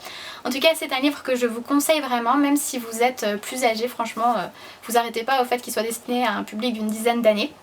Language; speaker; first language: French; native; French